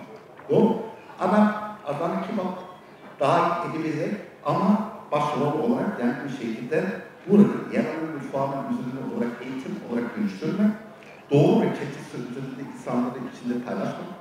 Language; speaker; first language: Turkish; non-native, learner; German